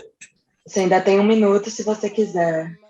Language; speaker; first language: Portuguese; non-native, fluent; English